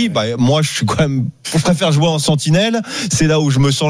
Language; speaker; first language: French; native; French